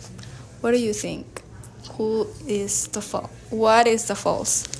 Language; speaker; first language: English; non-native, learner; Spanish